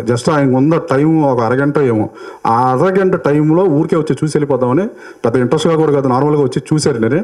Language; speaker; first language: Telugu; native; Telugu